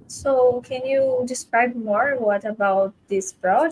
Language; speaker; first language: English; non-native, fluent; Portuguese